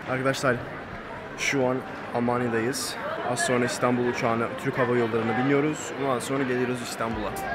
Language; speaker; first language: Turkish; early bilingual, heritage; Turkish